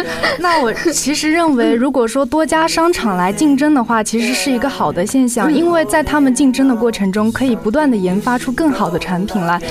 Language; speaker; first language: Chinese; native; Chinese